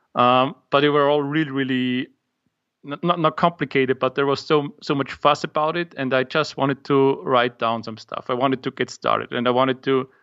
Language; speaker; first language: English; non-native, fluent; German